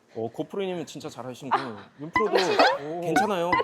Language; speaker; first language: Korean; non-native, fluent; German